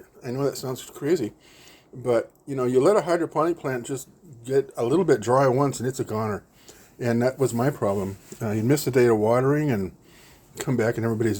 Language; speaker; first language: English; native; English